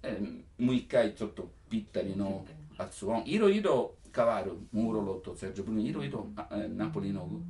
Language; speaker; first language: Japanese; non-native, learner; Italian